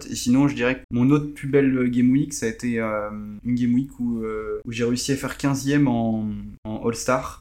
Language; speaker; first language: French; early bilingual, other home language; Portuguese